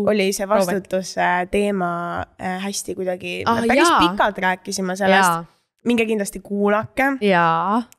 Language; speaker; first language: Estonian; native; Estonian